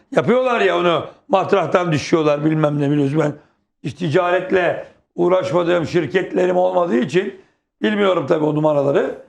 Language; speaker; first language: Turkish; native; Turkish